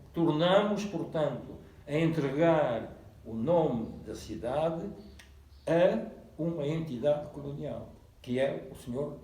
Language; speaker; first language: Portuguese; native; Portuguese